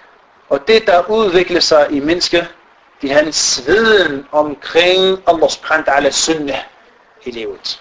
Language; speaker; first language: Danish; non-native, fluent; Arabic